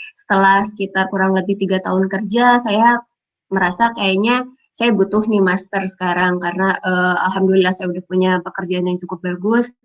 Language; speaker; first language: Indonesian; native; Indonesian